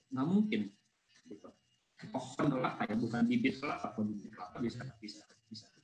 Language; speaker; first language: Indonesian; native; Indonesian